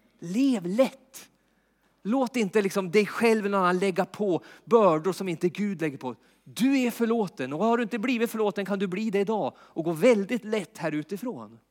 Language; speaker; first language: Swedish; native; Swedish